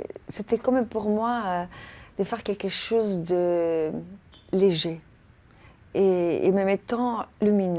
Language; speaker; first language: French; non-native, fluent; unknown